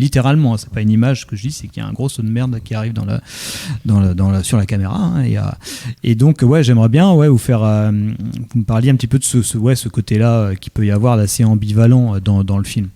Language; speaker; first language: French; native; French